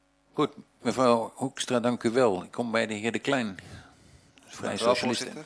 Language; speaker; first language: Dutch; native; Dutch